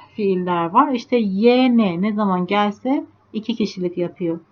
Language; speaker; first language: Turkish; non-native, fluent; Persian